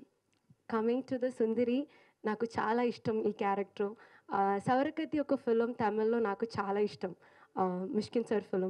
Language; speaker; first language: Telugu; non-native, learner; Malayalam